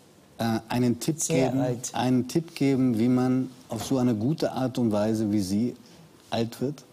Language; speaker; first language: German; native; German